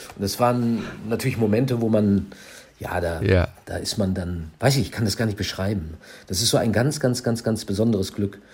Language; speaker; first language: German; native; German